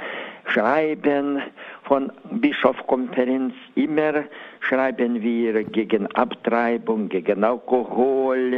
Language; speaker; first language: German; non-native, learner; Lithuanian